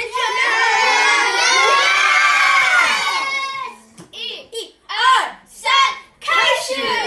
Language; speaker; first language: Chinese; non-native, learner; English